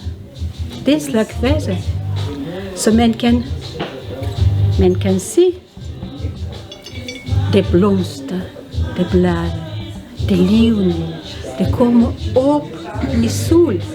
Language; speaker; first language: Danish; non-native, learner; Russian